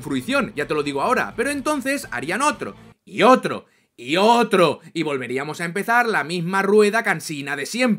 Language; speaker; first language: Spanish; native; Spanish